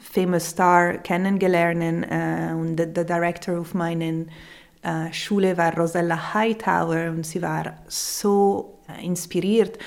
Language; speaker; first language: German; non-native, local second language; Italian